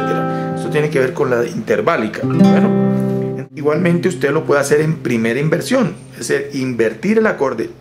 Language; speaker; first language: Spanish; native; Spanish